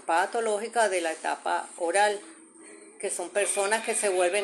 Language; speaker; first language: Spanish; native; Spanish